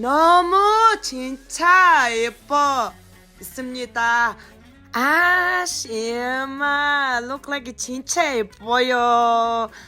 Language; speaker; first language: Korean; non-native, learner; Mongolian